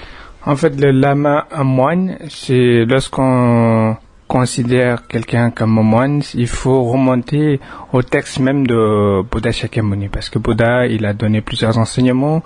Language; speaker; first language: French; non-native, fluent; Tibetan